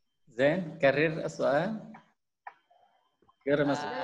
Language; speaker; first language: Arabic; non-native, learner; Indonesian